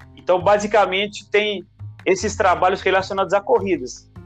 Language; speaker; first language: Portuguese; non-native, fluent; Italian